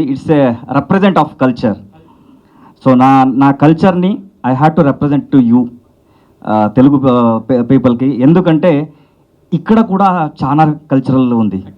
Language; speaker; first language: Telugu; non-native, learner; Kannada